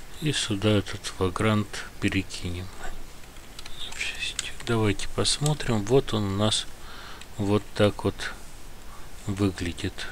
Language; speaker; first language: Russian; native; Russian